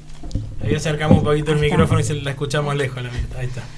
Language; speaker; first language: Spanish; native; Spanish